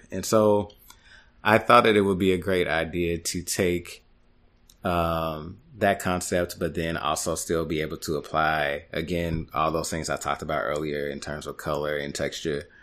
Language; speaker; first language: English; native; English